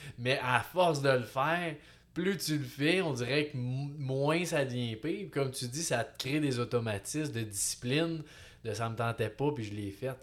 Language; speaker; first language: French; native; French